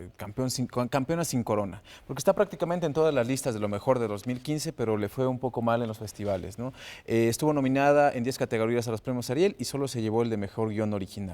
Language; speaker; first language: Spanish; native; Spanish